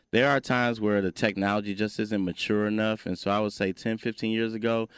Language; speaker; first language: English; native; English